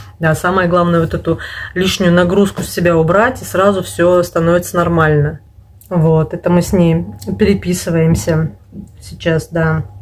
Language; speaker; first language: Russian; native; Russian